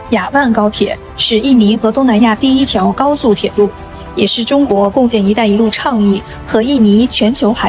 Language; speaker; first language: Chinese; native; Chinese